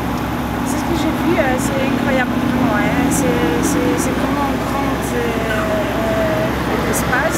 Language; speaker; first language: French; non-native, fluent; Polish